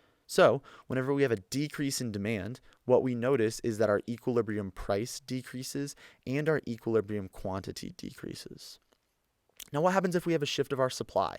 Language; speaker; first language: English; native; English